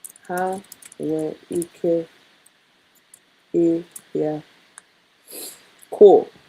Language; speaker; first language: Igbo; non-native, learner; English